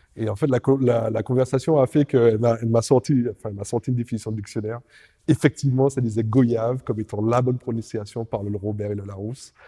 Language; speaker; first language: French; native; French